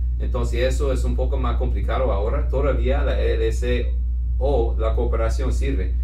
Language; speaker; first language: Spanish; non-native, fluent; English